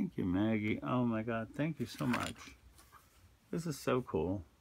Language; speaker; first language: English; native; English